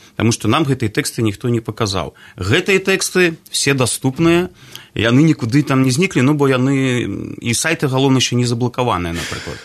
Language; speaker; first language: Belarusian; non-native, local second language; Russian